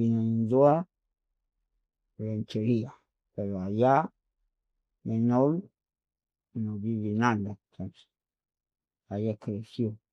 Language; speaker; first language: Spanish; non-native, local second language; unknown